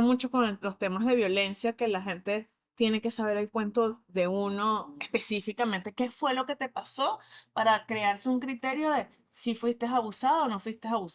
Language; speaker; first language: Spanish; native; Spanish